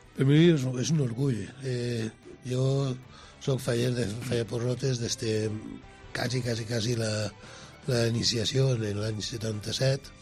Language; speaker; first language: Catalan; early bilingual, other home language; English